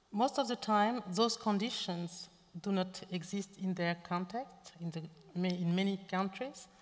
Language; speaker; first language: English; non-native, local second language; French